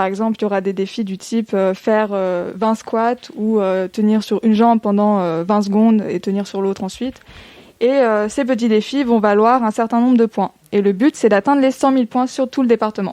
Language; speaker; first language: French; native; French